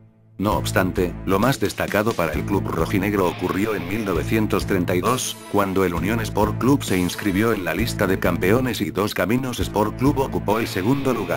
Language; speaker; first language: Spanish; native; Spanish